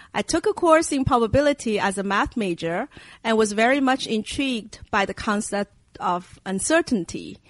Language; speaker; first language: English; non-native, fluent; Chinese